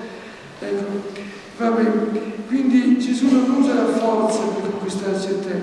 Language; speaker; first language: Italian; native; Italian